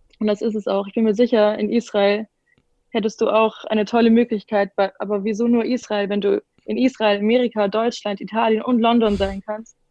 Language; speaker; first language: German; native; German